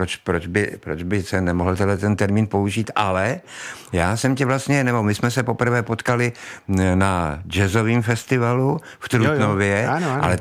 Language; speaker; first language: Czech; native; Czech